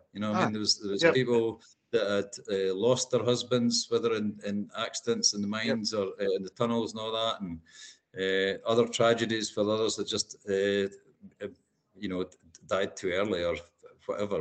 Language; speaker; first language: English; native; English